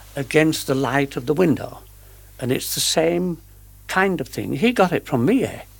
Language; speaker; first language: English; native; English